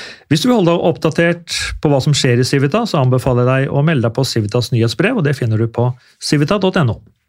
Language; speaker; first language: Norwegian; native; Norwegian